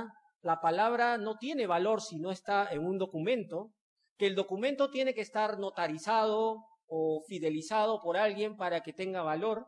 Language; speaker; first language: Spanish; native; Spanish